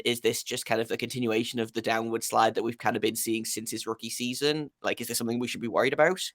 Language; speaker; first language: English; native; English